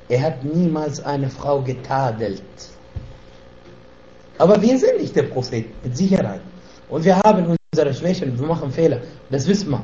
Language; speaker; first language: German; non-native, fluent; Arabic